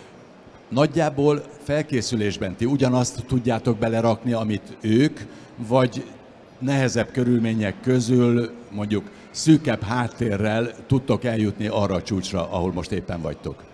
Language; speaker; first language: Hungarian; native; Hungarian